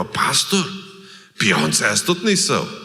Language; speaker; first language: German; non-native, learner; Plautdietsch